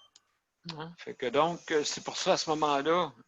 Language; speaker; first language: French; native; French